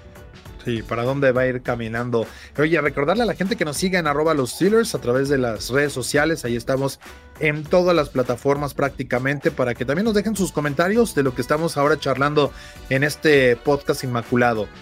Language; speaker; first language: Spanish; native; Spanish